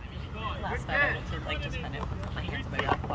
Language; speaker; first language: English; native; English